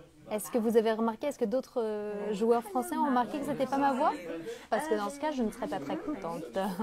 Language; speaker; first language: French; native; French